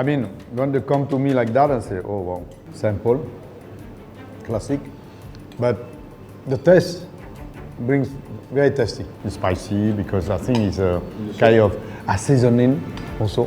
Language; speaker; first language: English; non-native, fluent; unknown